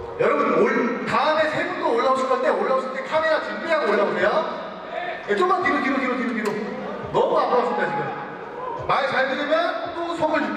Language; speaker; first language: Korean; native; Korean